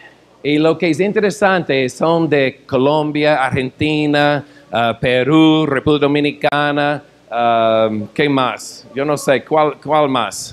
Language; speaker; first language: Spanish; non-native, fluent; English